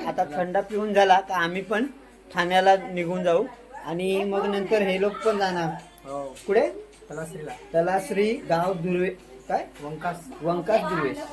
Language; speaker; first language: Marathi; non-native, local second language; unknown